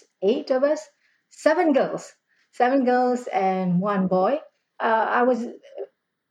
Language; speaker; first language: English; non-native, local second language; Malay